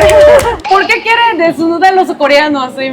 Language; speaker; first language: Spanish; non-native, learner; Korean